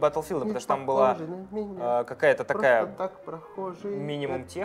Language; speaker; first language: Russian; native; Russian